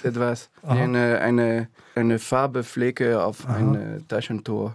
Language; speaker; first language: German; non-native, fluent; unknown